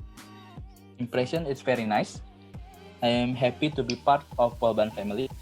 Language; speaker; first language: English; non-native, fluent; Indonesian